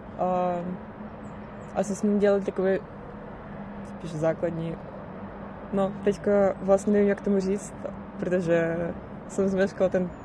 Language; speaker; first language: Czech; non-native, fluent; Russian